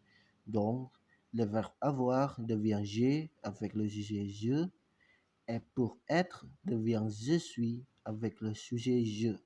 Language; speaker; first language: French; non-native, learner; Indonesian